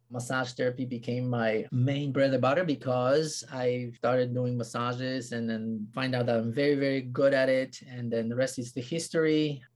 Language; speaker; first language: English; non-native, fluent; Polish